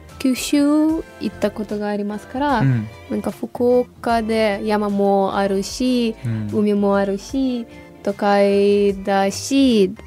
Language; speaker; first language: Japanese; non-native, fluent; Ukrainian